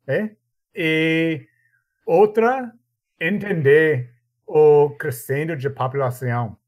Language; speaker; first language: Portuguese; non-native, learner; English